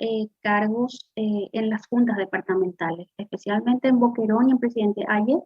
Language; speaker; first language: Spanish; native; Spanish